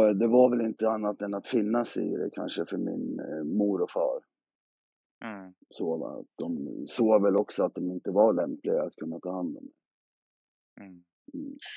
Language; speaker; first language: Swedish; native; Swedish